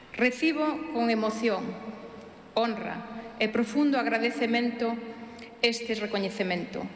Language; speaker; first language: Galician; early bilingual, heritage; Galician